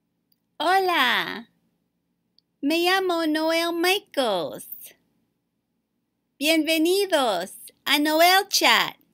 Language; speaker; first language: Spanish; non-native, learner; English